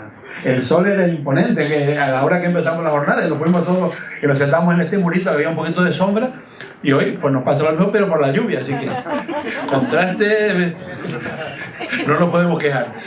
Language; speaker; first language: Spanish; native; Spanish